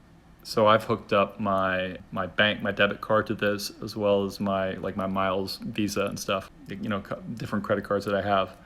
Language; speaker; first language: English; native; English